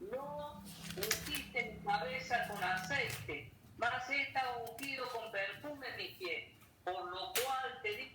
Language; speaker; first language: Spanish; native; Spanish